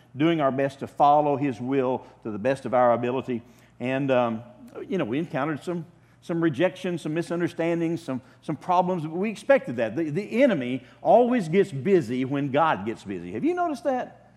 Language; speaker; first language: English; native; English